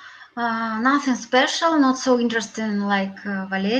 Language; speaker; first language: English; non-native, learner; Russian